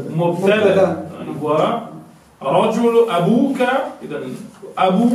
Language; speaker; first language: Arabic; non-native, local second language; Comorian